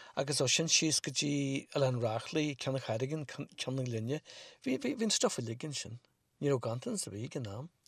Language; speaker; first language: Irish; native; Irish